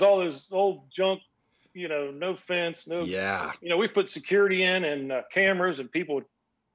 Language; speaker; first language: English; native; English